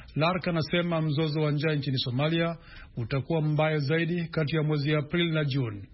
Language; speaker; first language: Swahili; non-native, local second language; Rundi